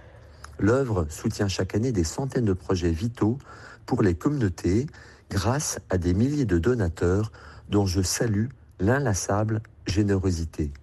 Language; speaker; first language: French; native; French